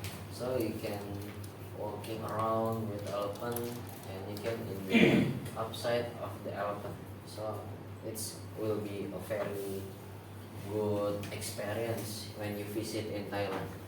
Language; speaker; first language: English; non-native, learner; Indonesian